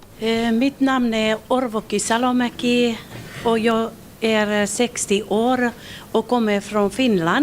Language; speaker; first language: Swedish; non-native, local second language; Finnish